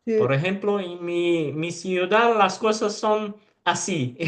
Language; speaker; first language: Spanish; non-native, fluent; Portuguese